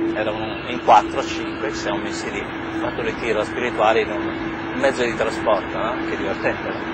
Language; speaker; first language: Italian; early bilingual, heritage; English